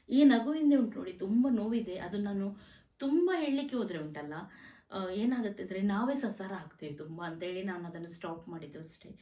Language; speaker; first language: Kannada; native; Kannada